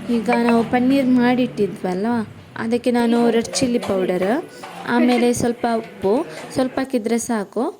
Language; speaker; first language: Kannada; non-native, local second language; Konkani